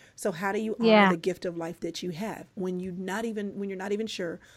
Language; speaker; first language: English; native; English